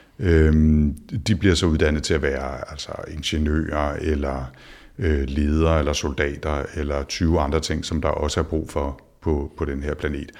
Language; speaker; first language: Danish; native; Danish